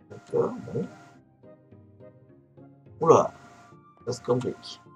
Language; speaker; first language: French; native; French